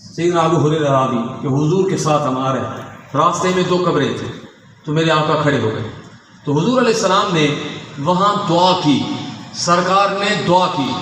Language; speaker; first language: Urdu; non-native, local second language; Sindhi